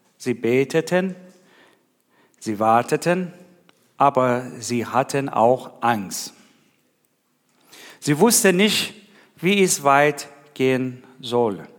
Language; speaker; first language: German; non-native, learner; Persian